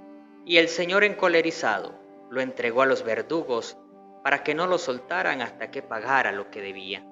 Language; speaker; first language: Spanish; native; Spanish